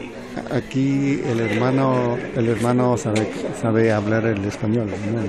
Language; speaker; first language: Spanish; native; Spanish